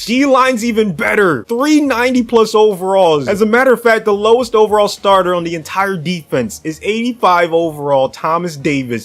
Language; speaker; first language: English; native; English